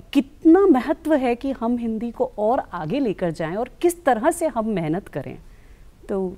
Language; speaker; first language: Hindi; native; Hindi